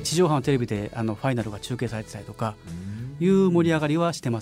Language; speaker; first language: Japanese; native; Japanese